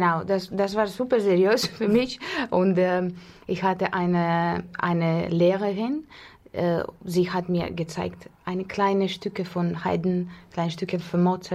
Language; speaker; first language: German; non-native, learner; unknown